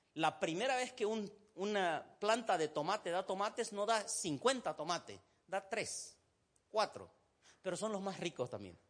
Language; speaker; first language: Spanish; non-native, fluent; Arabic